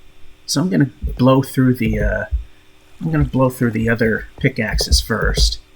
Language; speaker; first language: English; native; English